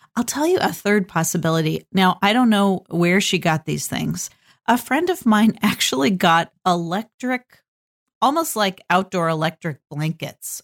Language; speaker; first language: English; native; English